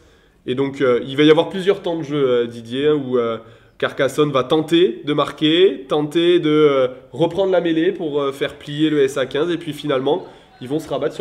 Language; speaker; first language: French; native; French